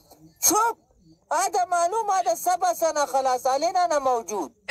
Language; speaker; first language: Arabic; non-native, learner; Pashto